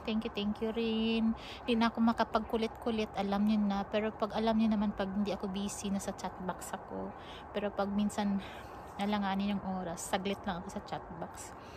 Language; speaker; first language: Filipino; non-native, local second language; Cebuano